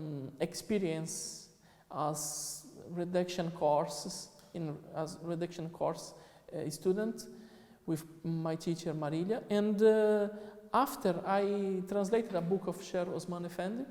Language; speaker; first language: English; non-native, fluent; Portuguese